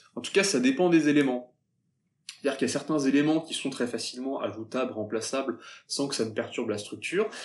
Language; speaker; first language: French; native; French